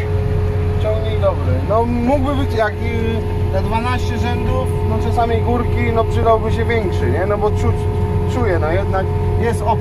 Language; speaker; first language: Polish; native; Polish